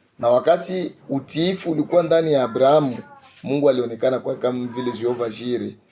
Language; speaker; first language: Swahili; native; Swahili